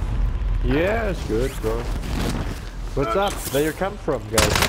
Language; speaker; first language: English; non-native, learner; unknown